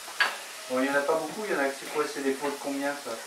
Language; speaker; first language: French; native; French